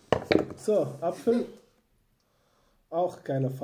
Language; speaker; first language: German; non-native, learner; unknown